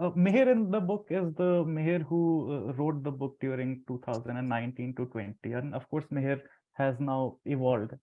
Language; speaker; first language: English; non-native, local second language; Hindi